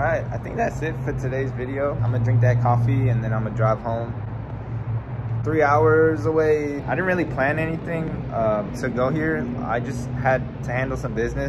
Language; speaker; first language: English; early bilingual, other home language; Korean